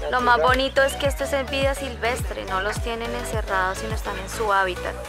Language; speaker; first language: Spanish; native; Spanish